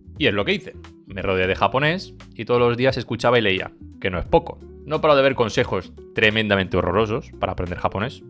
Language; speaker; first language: Spanish; early bilingual, other home language; Bulgarian